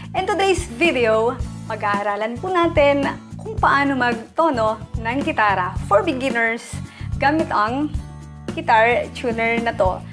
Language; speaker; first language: Filipino; native; Filipino